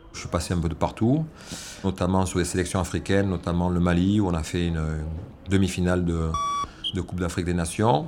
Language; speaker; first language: French; native; French